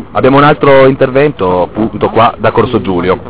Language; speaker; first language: Italian; native; Italian